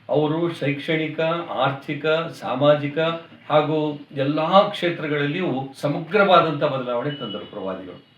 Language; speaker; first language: Kannada; non-native, local second language; Urdu